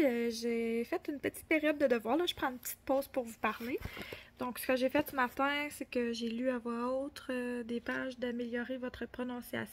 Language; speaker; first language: French; native; French